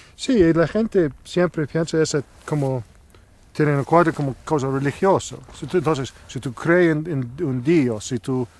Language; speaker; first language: Spanish; non-native, learner; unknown